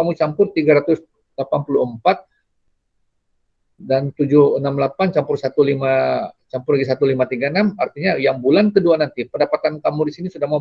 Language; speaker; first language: Indonesian; non-native, local second language; Malay